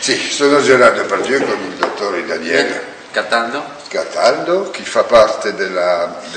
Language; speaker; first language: Italian; non-native, learner; French